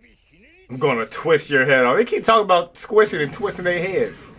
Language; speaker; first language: English; native; English